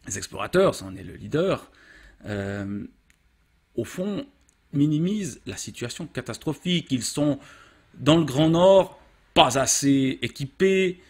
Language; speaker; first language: French; native; French